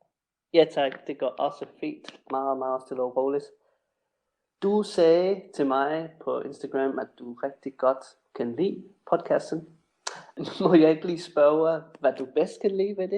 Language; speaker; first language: Danish; non-native, fluent; English